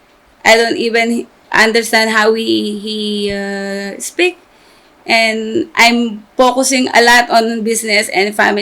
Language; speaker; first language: English; non-native, local second language; Filipino